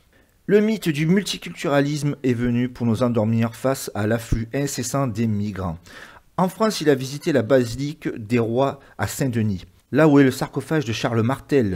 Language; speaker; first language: French; native; French